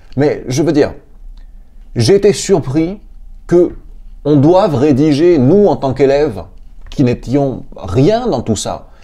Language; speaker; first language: French; native; French